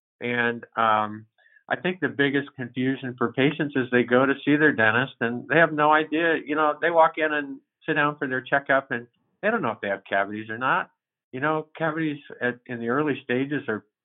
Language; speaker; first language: English; native; English